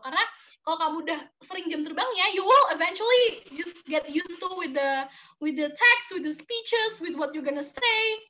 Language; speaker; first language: English; non-native, fluent; Indonesian